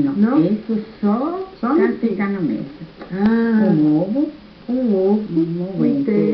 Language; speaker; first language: Portuguese; non-native, learner; German